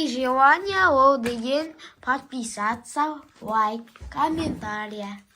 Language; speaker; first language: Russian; non-native, local second language; Kazakh